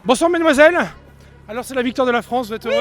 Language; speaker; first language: French; native; French